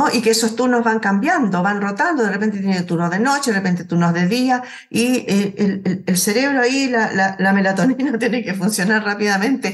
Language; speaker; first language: Spanish; native; Spanish